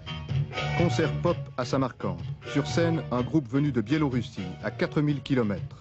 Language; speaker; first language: French; native; French